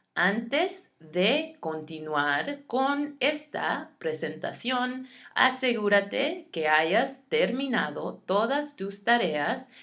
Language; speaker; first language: Spanish; early bilingual, heritage; Spanish